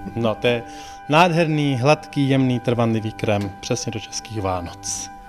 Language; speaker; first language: Czech; native; Czech